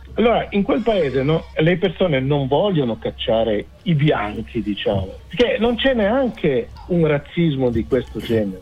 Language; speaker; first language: Italian; native; Italian